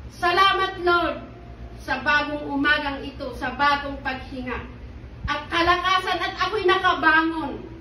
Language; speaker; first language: Filipino; non-native, local second language; Iloko